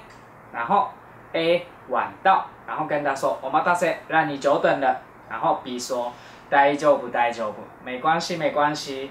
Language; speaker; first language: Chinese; non-native, fluent; Japanese